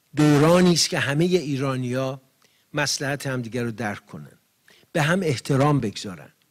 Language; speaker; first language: Persian; native; Persian